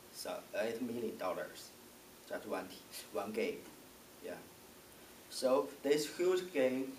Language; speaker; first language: English; non-native, learner; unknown